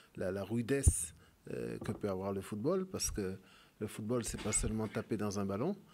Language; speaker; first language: French; native; French